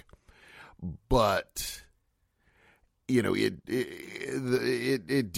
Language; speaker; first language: English; native; English